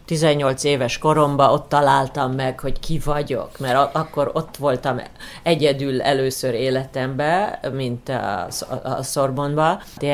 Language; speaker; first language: Hungarian; early bilingual, heritage; Hungarian